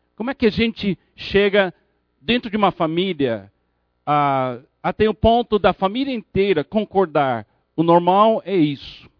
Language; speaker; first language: Portuguese; non-native, fluent; English